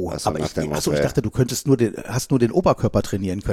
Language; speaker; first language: German; native; German